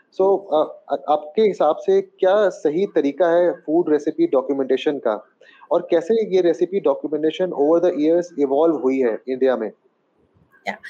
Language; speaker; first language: Hindi; native; Hindi